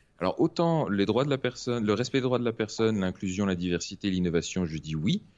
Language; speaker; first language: French; native; French